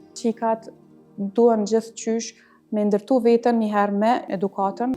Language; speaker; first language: Albanian; early bilingual, heritage; Albanian